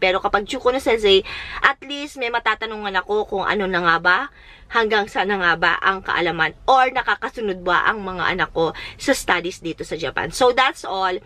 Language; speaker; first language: Filipino; native; Filipino